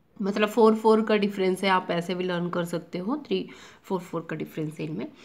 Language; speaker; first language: Hindi; native; Hindi